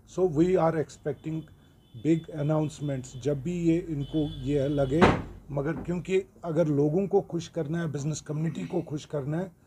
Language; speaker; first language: Hindi; non-native, local second language; Kashmiri